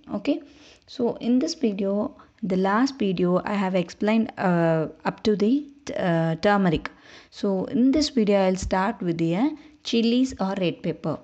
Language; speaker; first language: English; non-native, local second language; Tamil